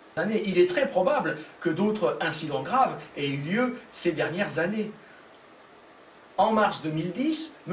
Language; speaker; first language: French; native; French